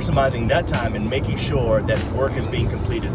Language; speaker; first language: English; native; English